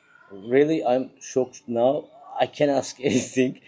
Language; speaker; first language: English; non-native, learner; Turkish